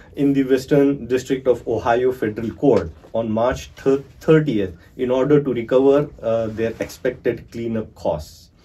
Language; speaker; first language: English; non-native, local second language; Marathi